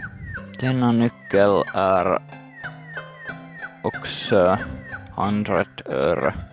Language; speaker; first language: Swedish; non-native, learner; English